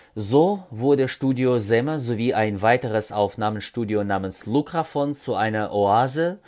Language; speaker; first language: German; non-native, fluent; Russian